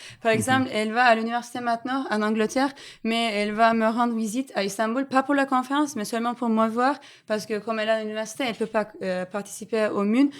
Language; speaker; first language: French; non-native, fluent; Turkish